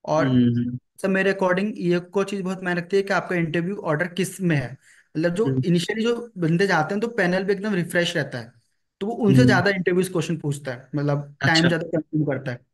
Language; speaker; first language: Hindi; native; Hindi